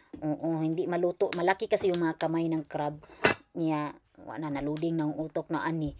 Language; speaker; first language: Filipino; non-native, local second language; Cebuano